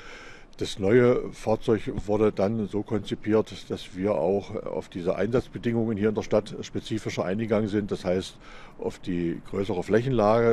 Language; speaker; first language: German; native; German